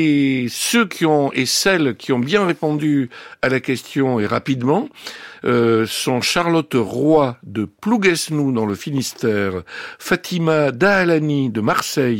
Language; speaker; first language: French; native; French